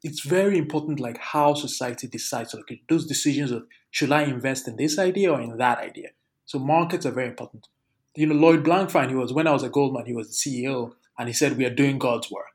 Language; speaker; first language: English; non-native, local second language; Yoruba